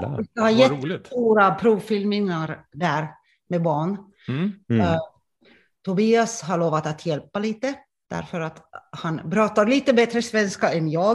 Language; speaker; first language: Swedish; non-native, local second language; Finnish